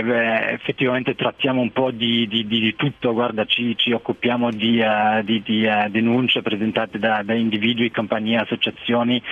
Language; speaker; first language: Italian; early bilingual, other home language; German